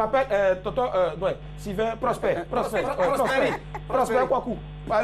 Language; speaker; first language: French; native; French